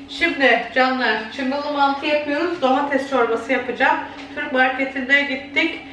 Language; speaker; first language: Turkish; early bilingual, heritage; Turkish